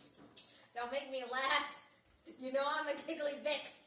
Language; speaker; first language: English; native; English